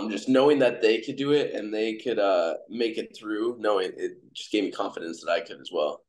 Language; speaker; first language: English; native; English